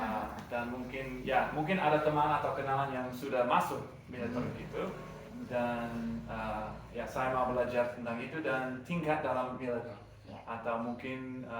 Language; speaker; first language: Indonesian; non-native, learner; English